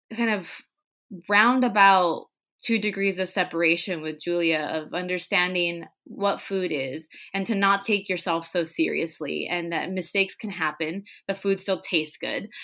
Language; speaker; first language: English; non-native, fluent; Spanish